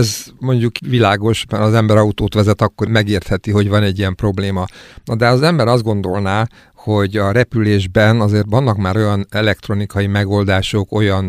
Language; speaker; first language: Hungarian; native; Hungarian